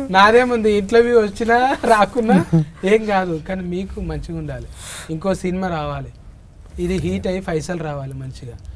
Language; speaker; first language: Telugu; native; Telugu